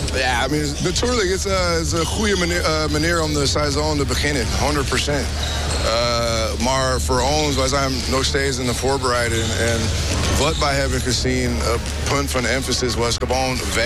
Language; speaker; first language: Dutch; non-native, fluent; English